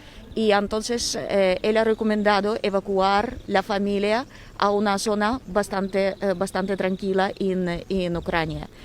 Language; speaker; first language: Spanish; non-native, fluent; Ukrainian